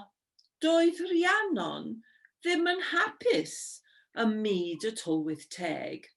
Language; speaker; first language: Welsh; non-native, fluent; English